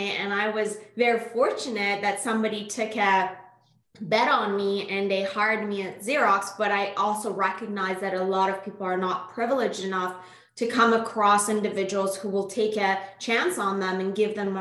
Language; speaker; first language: English; non-native, fluent; Persian